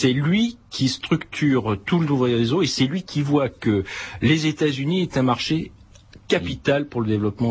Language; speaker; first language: French; native; French